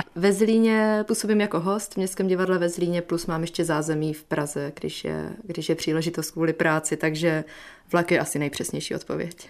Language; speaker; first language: Czech; native; Czech